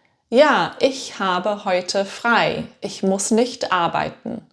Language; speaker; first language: German; non-native, fluent; English